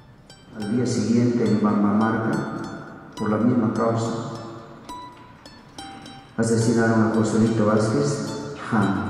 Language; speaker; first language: Spanish; native; Spanish